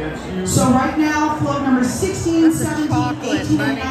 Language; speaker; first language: English; native; English